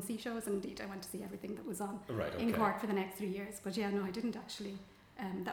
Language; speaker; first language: English; native; English